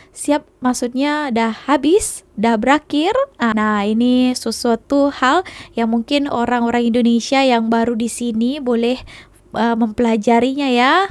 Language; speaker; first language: Indonesian; native; Indonesian